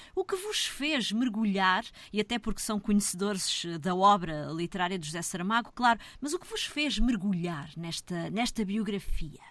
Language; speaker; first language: Portuguese; native; Portuguese